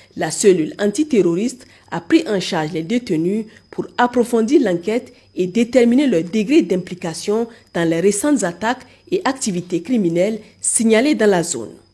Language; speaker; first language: French; non-native, local second language; Hausa